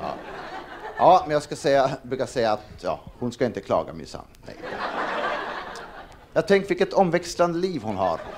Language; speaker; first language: Swedish; native; Swedish